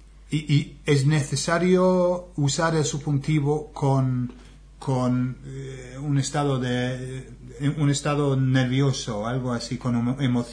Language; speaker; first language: Spanish; non-native, fluent; English